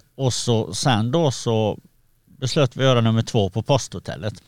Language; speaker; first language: Swedish; native; Swedish